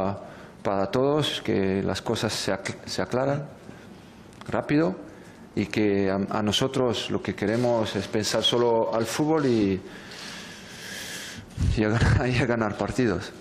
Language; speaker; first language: Spanish; non-native, fluent; French